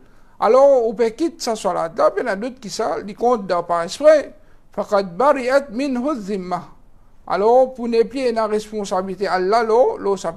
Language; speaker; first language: French; non-native, local second language; Morisyen